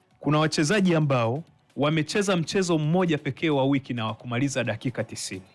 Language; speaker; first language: Swahili; native; Swahili